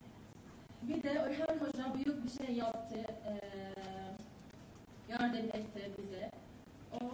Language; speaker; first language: Turkish; non-native, learner; Arabic